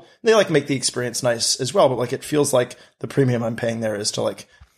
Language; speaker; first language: English; native; English